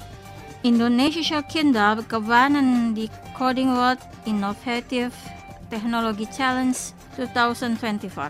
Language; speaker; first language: German; non-native, fluent; Indonesian